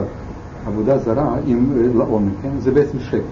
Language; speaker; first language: Hebrew; non-native, fluent; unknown